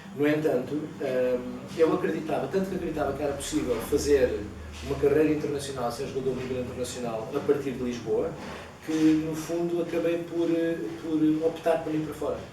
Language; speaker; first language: Portuguese; native; Portuguese